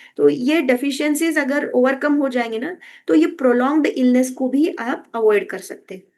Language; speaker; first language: Hindi; non-native, local second language; Kannada